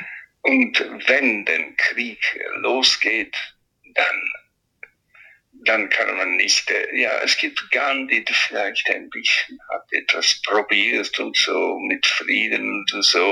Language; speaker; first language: German; non-native, local second language; Italian